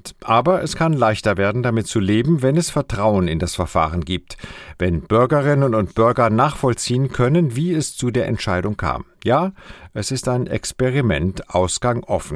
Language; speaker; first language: German; native; German